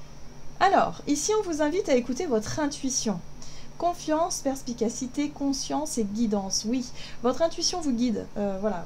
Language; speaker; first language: French; native; French